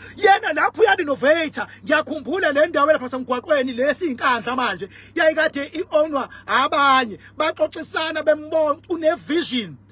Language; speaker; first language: Zulu; native; Zulu